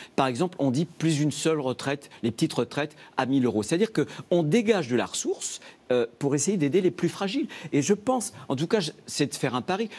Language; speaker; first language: French; native; French